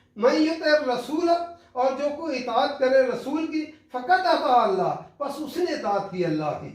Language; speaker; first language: Urdu; non-native, local second language; Punjabi